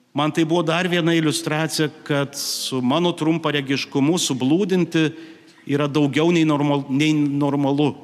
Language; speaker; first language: Lithuanian; native; Lithuanian